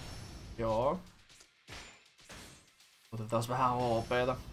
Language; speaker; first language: Finnish; native; Finnish